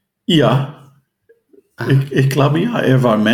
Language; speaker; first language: German; non-native, fluent; English